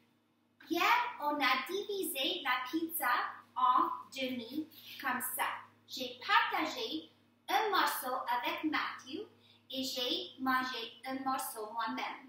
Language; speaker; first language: French; non-native, fluent; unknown